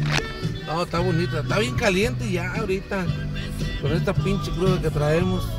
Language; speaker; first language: Spanish; native; Spanish